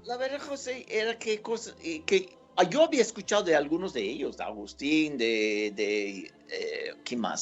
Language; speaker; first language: Spanish; non-native, fluent; English